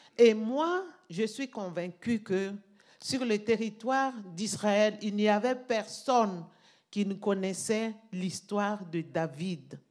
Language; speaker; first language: French; non-native, local second language; Mossi